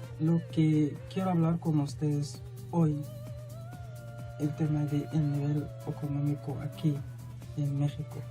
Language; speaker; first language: Spanish; non-native, fluent; Arabic